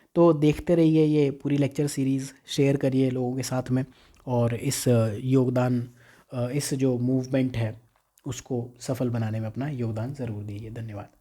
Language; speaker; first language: Hindi; native; Hindi